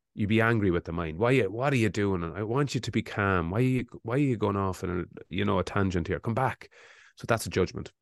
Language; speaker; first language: English; native; English